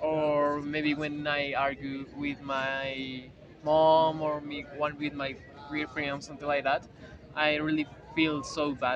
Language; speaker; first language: English; non-native, learner; Spanish